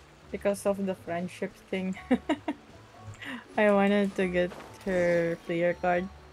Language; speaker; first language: English; non-native, local second language; Filipino